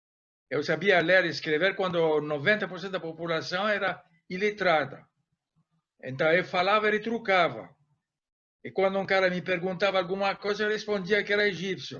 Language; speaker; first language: Portuguese; non-native, fluent; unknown